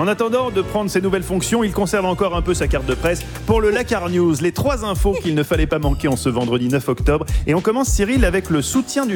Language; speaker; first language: French; native; French